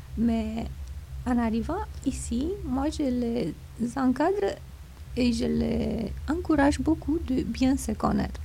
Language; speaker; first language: French; non-native, fluent; Romanian